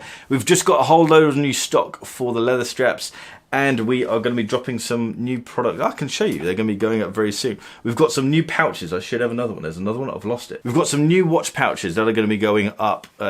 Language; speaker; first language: English; native; English